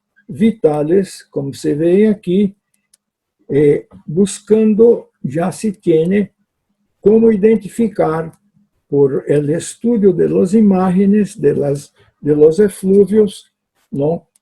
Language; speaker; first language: Spanish; non-native, fluent; Portuguese